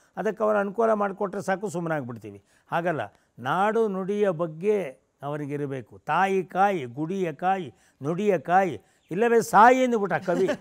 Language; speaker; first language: Kannada; non-native, local second language; Tamil